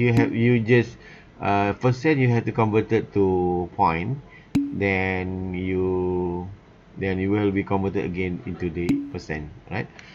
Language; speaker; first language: English; non-native, local second language; Malay